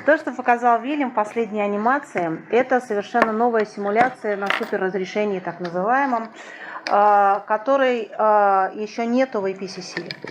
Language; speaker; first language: Russian; native; Russian